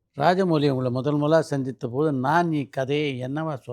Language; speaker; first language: Tamil; native; Tamil